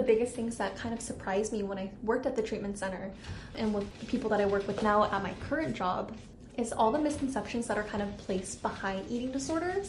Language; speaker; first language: English; native; English